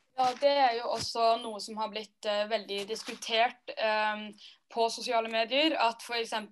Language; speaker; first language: Norwegian; native; Norwegian